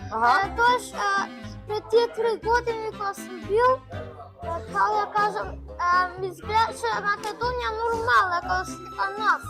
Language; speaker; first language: Macedonian; early bilingual, heritage; Macedonian